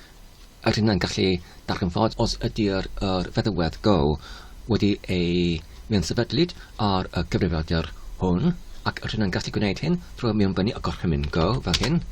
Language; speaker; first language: Welsh; non-native, fluent; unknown